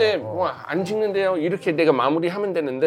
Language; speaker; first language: Korean; non-native, fluent; English